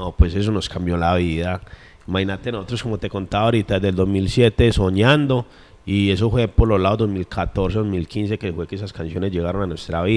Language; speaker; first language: Spanish; native; Spanish